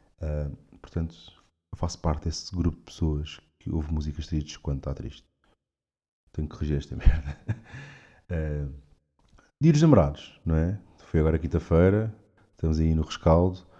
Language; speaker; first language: Portuguese; native; Portuguese